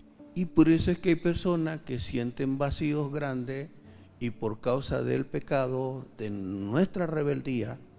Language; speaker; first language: Spanish; native; Spanish